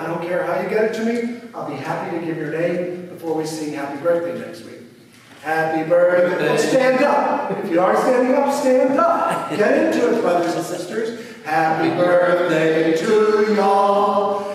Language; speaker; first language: English; native; English